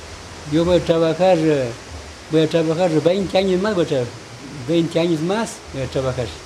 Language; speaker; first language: Spanish; non-native, local second language; Quechua